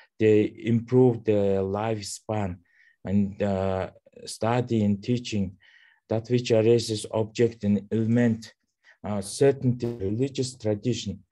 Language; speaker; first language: English; non-native, learner; Mongolian